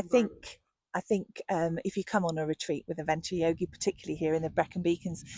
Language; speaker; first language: English; native; English